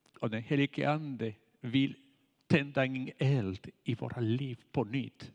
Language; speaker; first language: Swedish; non-native, fluent; Spanish